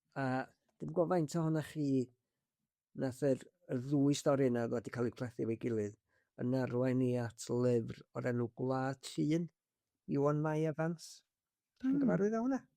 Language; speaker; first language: Welsh; native; Welsh